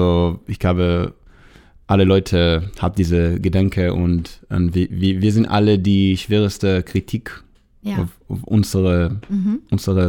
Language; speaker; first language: German; non-native, learner; Hebrew